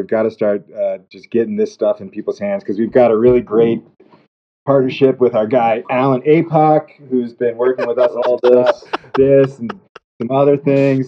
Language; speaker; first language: English; native; English